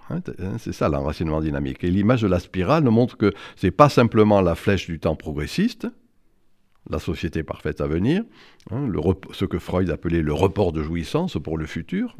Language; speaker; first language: French; native; French